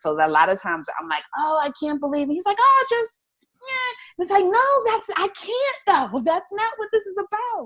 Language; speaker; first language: English; native; English